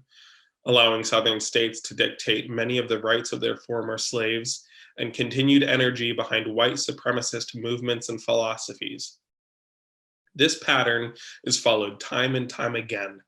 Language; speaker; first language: English; native; English